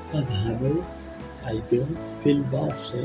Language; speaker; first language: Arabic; non-native, fluent; Urdu